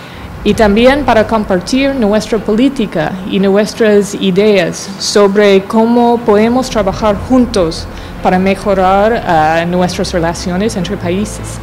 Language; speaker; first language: Spanish; non-native, fluent; English